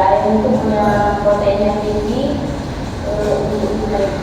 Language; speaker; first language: Indonesian; native; Indonesian